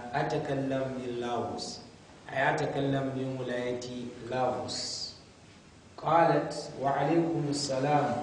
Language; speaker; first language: Arabic; non-native, fluent; Hausa